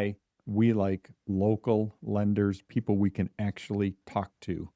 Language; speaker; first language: English; native; English